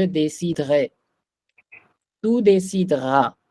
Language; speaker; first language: French; non-native, fluent; Hindi